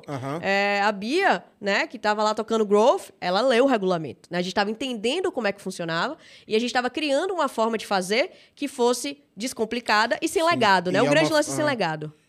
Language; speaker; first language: Portuguese; native; Portuguese